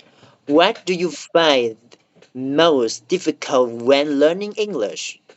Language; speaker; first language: English; non-native, learner; Vietnamese